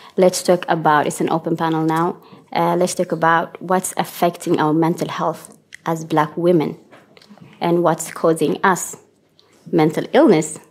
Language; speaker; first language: English; non-native, local second language; Tigrinya